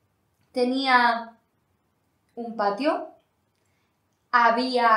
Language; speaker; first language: Spanish; non-native, learner; English